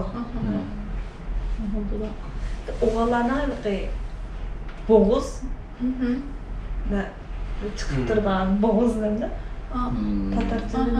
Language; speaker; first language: Turkish; non-native, learner; Uyghur